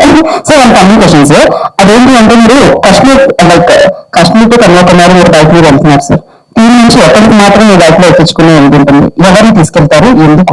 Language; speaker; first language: Telugu; native; Telugu